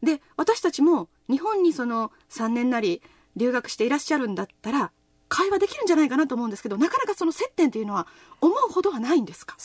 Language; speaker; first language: Japanese; native; Japanese